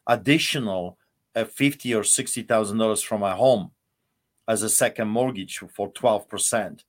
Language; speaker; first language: English; non-native, fluent; Polish